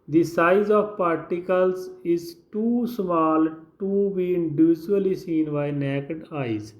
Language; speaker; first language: English; non-native, local second language; Punjabi